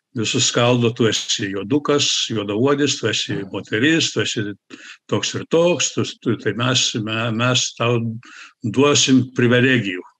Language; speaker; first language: Lithuanian; early bilingual, heritage; Lithuanian